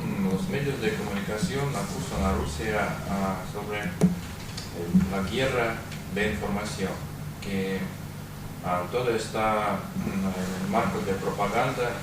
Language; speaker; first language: Spanish; non-native, fluent; Russian